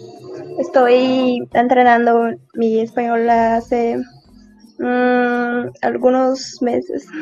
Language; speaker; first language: Spanish; non-native, learner; Portuguese